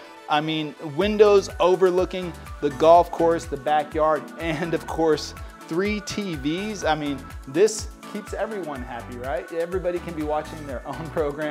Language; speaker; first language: English; native; English